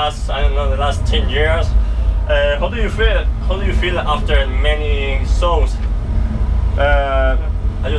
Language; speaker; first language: English; non-native, learner; Spanish